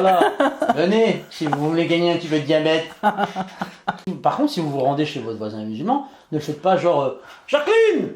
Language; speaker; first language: French; native; French